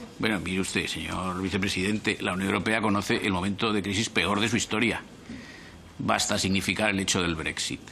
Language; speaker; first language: Spanish; native; Spanish